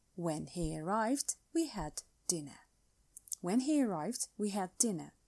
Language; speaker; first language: English; non-native, fluent; Russian